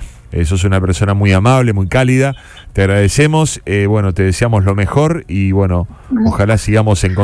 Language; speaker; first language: Spanish; native; Spanish